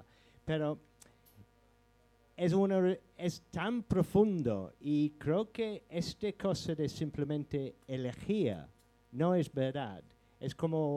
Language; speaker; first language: Spanish; non-native, fluent; English